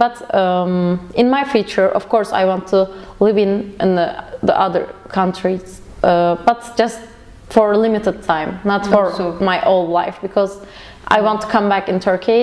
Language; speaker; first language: English; non-native, learner; Turkish